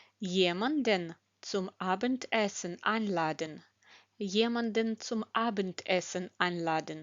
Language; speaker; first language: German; non-native, fluent; Ukrainian